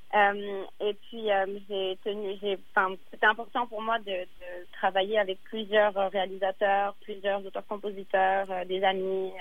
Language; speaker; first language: French; native; French